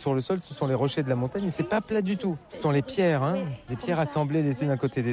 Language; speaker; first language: French; native; French